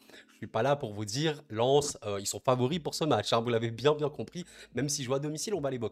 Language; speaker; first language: French; native; French